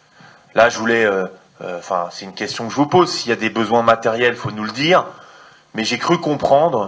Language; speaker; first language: French; native; French